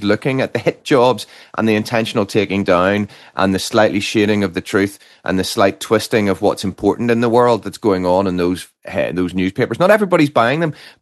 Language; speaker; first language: English; native; English